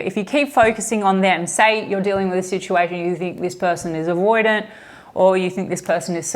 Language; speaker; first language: English; native; English